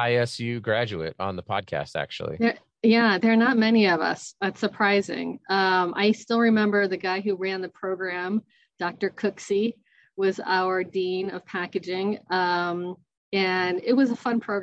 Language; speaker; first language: English; native; English